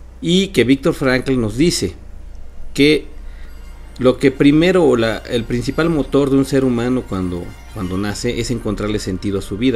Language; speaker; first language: Spanish; native; Spanish